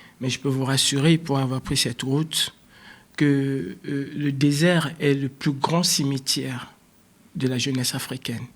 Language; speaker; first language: French; native; French